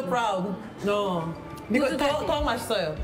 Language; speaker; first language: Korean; non-native, learner; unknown